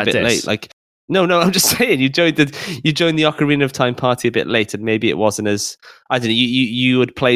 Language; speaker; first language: English; native; English